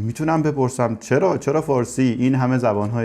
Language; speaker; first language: Persian; native; Persian